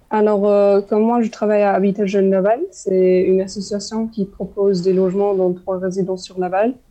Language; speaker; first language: French; non-native, fluent; German